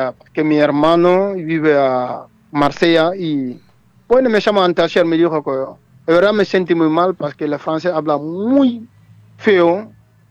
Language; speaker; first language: Spanish; non-native, learner; Wolof